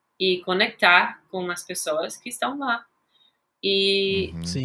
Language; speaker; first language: Portuguese; non-native, fluent; English